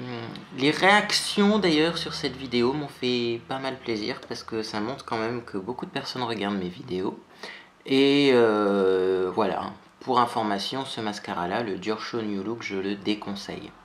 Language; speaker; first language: French; native; French